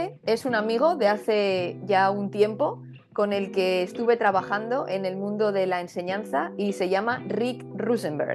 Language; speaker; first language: Spanish; native; Spanish